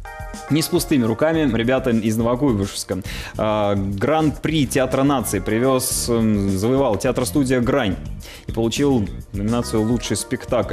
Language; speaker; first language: Russian; native; Russian